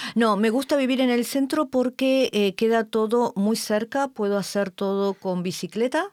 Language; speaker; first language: Spanish; native; Spanish